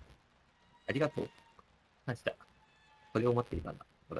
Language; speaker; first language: Japanese; native; Japanese